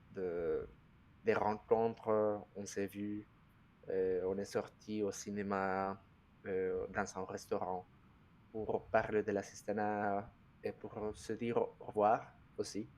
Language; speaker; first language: French; non-native, fluent; Spanish